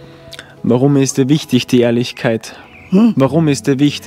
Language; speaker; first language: German; native; German